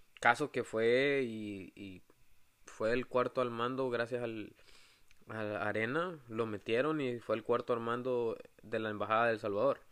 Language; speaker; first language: Spanish; native; Spanish